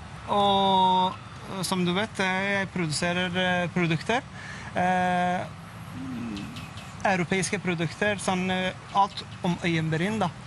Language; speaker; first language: Norwegian; non-native, fluent; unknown